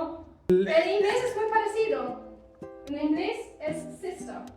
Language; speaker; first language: Spanish; non-native, fluent; German